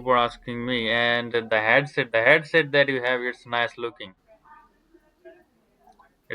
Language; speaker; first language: English; non-native, learner; Bangla